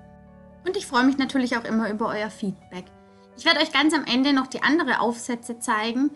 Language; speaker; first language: German; native; German